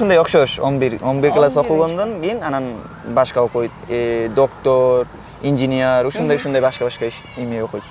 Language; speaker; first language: Kyrgyz; non-native, learner; Bangla